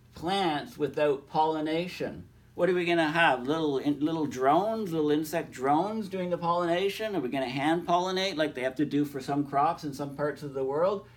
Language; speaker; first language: English; native; English